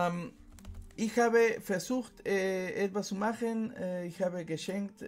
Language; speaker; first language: German; non-native, fluent; Spanish